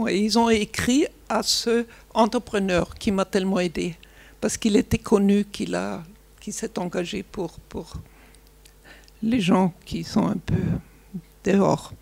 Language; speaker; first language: French; non-native, fluent; German